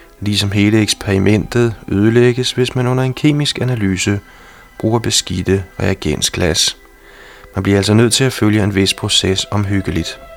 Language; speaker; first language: Danish; native; Danish